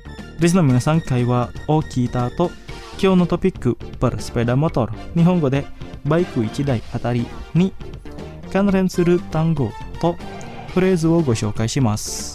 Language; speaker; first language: Japanese; non-native, fluent; Indonesian